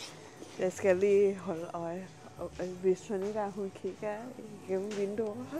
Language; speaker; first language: Danish; non-native, learner; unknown